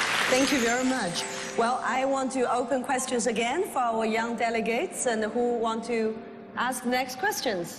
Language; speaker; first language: English; non-native, fluent; Chinese